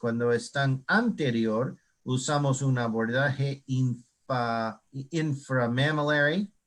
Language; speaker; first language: Spanish; non-native, learner; English